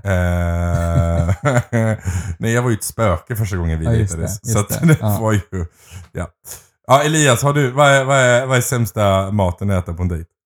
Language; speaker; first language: Swedish; native; Swedish